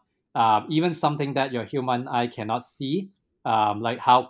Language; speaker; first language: English; non-native, local second language; Cantonese